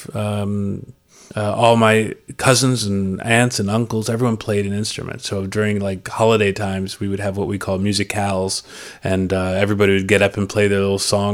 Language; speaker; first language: English; native; English